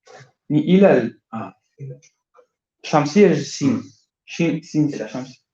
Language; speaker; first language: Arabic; non-native, fluent; Tajik